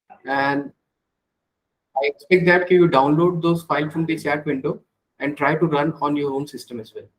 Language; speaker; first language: English; non-native, local second language; Hindi